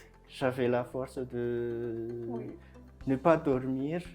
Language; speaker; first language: French; non-native, local second language; Malagasy